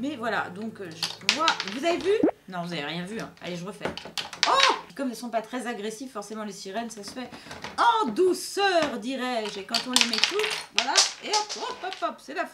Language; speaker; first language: French; native; French